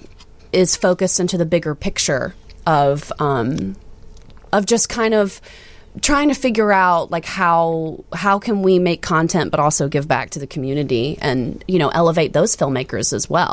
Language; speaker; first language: English; native; English